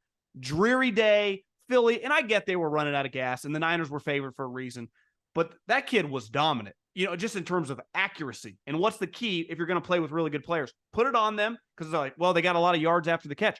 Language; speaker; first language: English; native; English